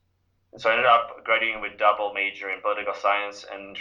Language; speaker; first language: English; non-native, fluent; Ukrainian